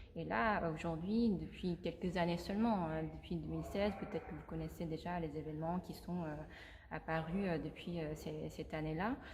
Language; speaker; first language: French; non-native, fluent; Korean